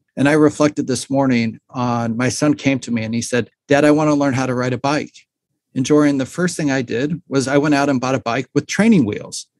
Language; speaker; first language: English; native; English